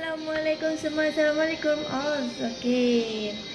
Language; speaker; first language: Malay; native; Malay